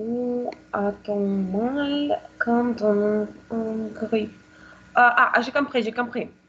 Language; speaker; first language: French; non-native, learner; Russian